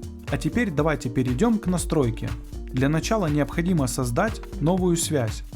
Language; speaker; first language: Russian; native; Russian